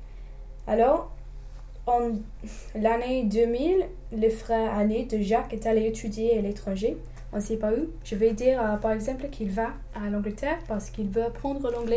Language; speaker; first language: French; non-native, learner; English